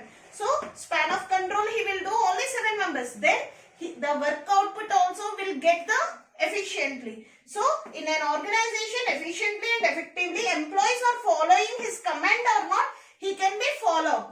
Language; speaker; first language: English; non-native, local second language; Telugu